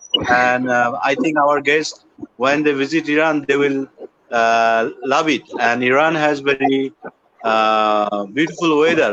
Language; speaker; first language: English; non-native, local second language; Bangla